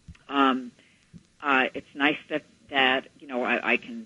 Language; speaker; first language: English; native; English